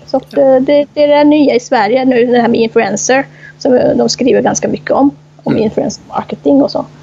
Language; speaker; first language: Swedish; non-native, fluent; Thai